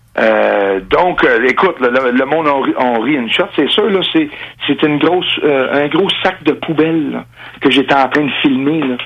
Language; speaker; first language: French; non-native, local second language; English